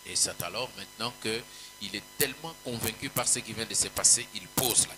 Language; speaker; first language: French; non-native, local second language; Swahili